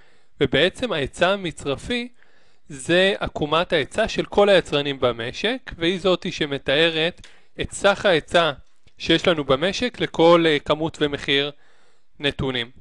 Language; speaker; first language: Hebrew; native; Hebrew